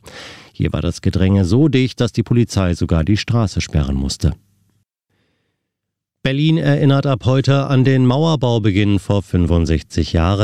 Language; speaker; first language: German; native; German